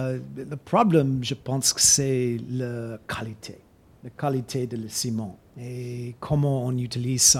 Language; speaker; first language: French; non-native, fluent; English